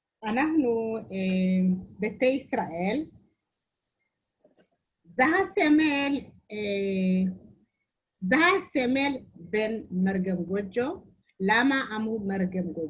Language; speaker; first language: Hebrew; non-native, learner; Amharic